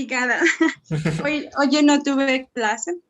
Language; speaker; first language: Portuguese; non-native, learner; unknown